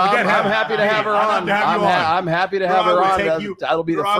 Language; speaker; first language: English; native; English